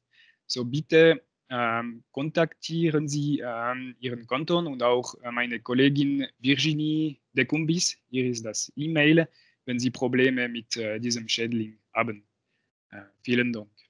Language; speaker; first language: German; non-native, local second language; French